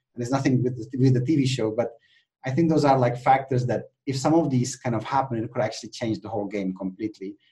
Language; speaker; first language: English; non-native, fluent; Czech